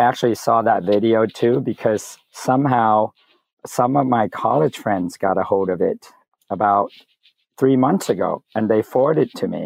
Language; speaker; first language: English; non-native, fluent; Vietnamese